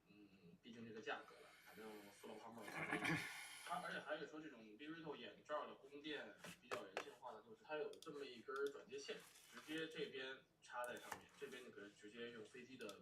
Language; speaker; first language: Chinese; native; Chinese